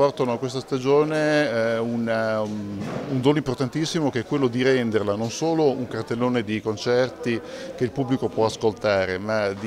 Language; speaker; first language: Italian; native; Italian